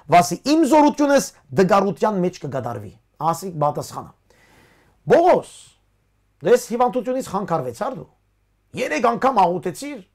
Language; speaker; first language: Armenian; early bilingual, heritage; Armenian